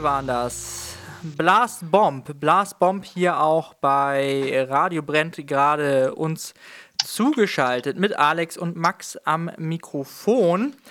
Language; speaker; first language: German; native; German